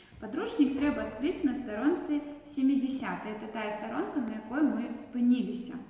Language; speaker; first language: Belarusian; non-native, local second language; Russian